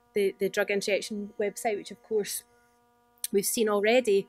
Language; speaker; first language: English; native; English